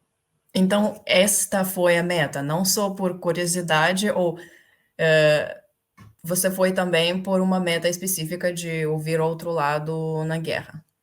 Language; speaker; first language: Portuguese; non-native, fluent; Ukrainian